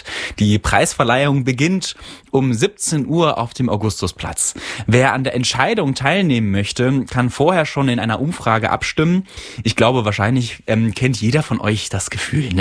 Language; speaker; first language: German; native; German